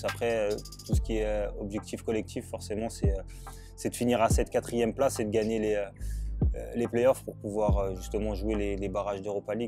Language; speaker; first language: French; native; French